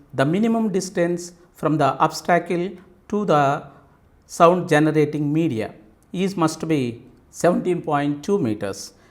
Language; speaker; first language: English; non-native, local second language; Telugu